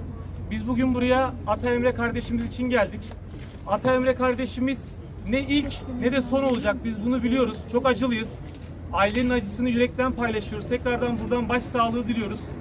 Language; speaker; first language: Turkish; native; Turkish